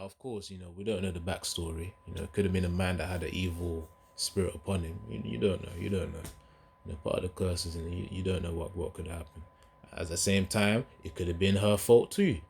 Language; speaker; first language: English; native; English